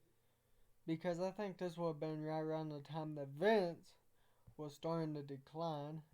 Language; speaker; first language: English; native; English